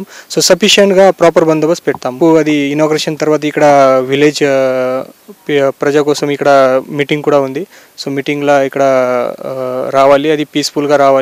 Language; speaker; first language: Telugu; non-native, learner; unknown